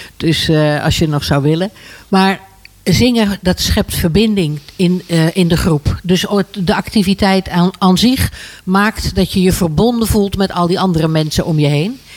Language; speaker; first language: Dutch; native; Dutch